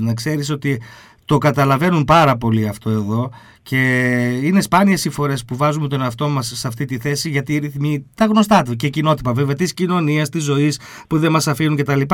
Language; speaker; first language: Greek; native; Greek